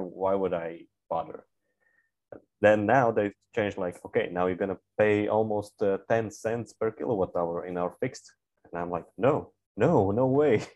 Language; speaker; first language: English; non-native, fluent; Latvian